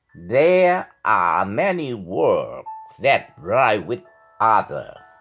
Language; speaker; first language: English; non-native, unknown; Vietnamese